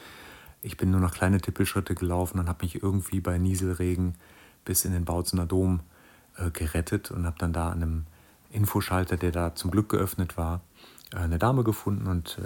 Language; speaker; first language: German; native; German